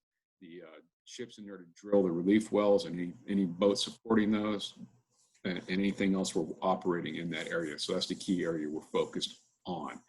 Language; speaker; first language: English; native; English